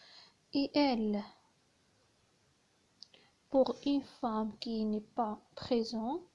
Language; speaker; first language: French; non-native, learner; Arabic